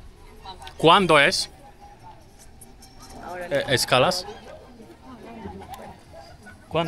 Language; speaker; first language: Spanish; non-native, learner; Greek